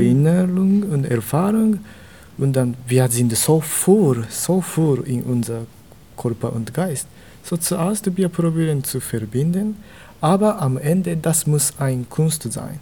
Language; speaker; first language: German; non-native, learner; Japanese